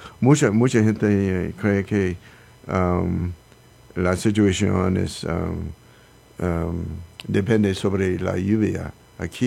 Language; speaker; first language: Spanish; non-native, learner; English